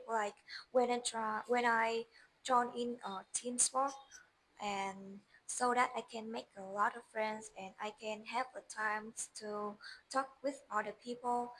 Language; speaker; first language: English; non-native, learner; Vietnamese